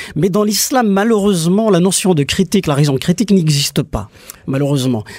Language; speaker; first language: French; non-native, local second language; Kabyle